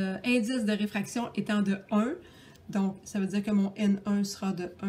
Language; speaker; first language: French; native; French